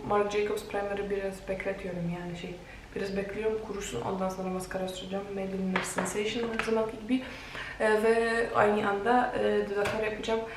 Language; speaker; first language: Turkish; non-native, fluent; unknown